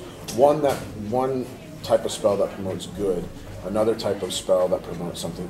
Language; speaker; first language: English; native; English